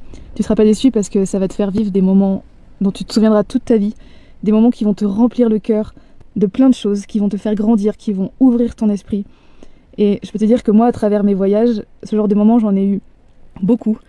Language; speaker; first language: French; native; French